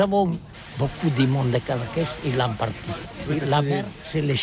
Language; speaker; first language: French; non-native, learner; Catalan